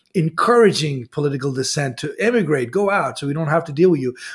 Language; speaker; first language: English; non-native, fluent; Persian